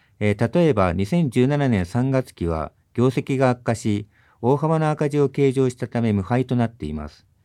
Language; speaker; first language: Japanese; native; Japanese